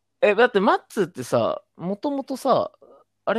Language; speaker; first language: Japanese; native; Japanese